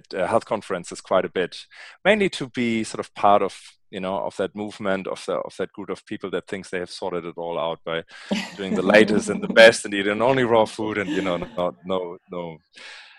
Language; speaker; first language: English; non-native, fluent; German